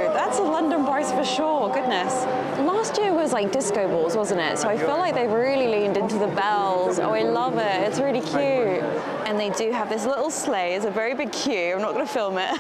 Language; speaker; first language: English; native; English